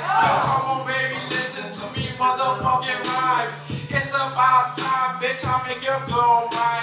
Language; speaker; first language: English; native; English